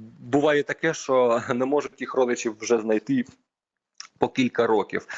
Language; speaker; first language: Ukrainian; non-native, local second language; Russian